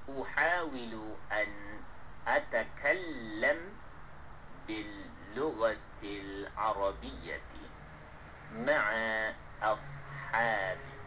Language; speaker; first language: Arabic; non-native, fluent; Malay